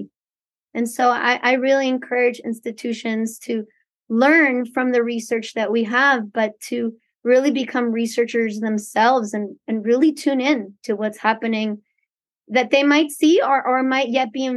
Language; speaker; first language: English; early bilingual, other home language; Spanish